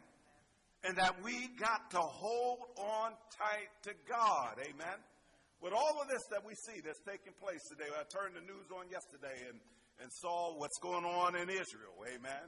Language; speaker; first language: English; native; English